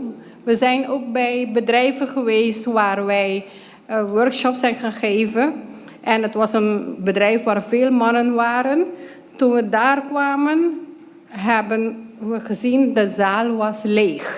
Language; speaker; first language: Dutch; non-native, local second language; Papiamento